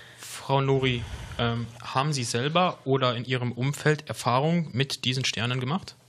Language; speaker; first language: German; native; German